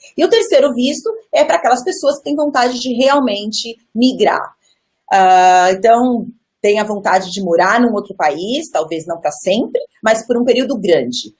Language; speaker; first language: Portuguese; native; Portuguese